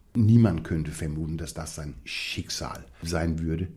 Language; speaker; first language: German; non-native, fluent; Danish